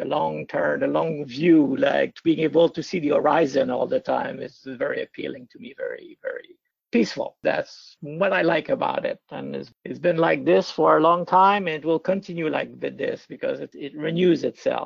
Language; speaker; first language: English; native; English